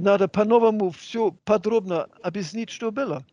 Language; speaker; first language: Russian; non-native, fluent; German